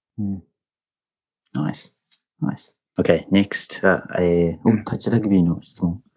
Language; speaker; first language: Japanese; non-native, fluent; English